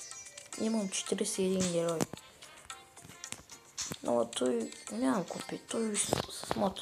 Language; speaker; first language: Bulgarian; non-native, local second language; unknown